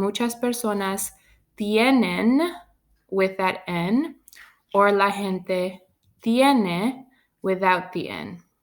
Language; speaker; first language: Spanish; non-native, fluent; English